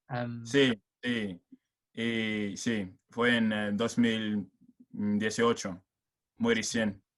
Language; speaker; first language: Spanish; non-native, learner; English